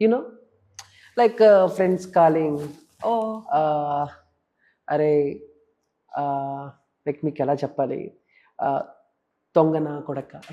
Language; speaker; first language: Telugu; native; Telugu